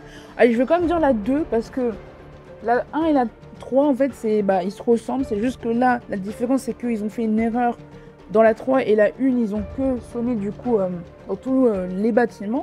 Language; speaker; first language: French; native; French